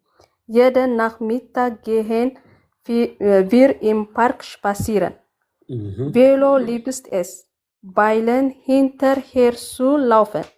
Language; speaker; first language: German; non-native, learner; Amharic